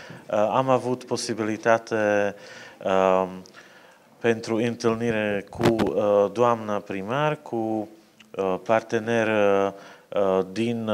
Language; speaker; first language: Romanian; non-native, fluent; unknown